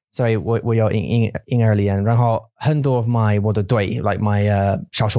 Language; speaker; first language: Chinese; non-native, learner; English